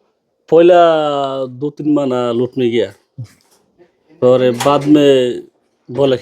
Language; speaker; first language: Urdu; non-native, learner; Bangla